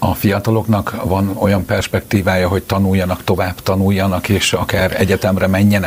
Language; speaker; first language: Hungarian; native; Hungarian